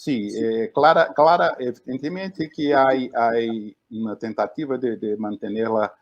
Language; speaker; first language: Spanish; non-native, fluent; Portuguese